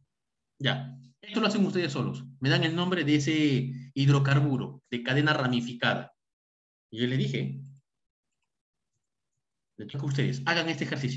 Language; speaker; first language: Spanish; native; Spanish